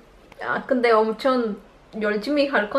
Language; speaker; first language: Korean; non-native, learner; Spanish